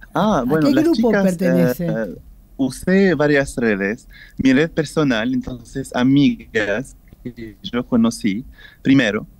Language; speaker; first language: Spanish; non-native, fluent; English